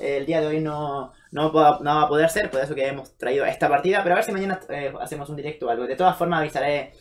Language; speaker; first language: Spanish; native; Spanish